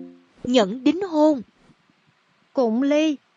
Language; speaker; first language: Vietnamese; non-native, learner; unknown